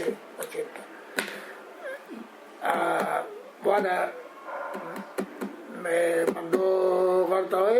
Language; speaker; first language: Spanish; non-native, learner; Japanese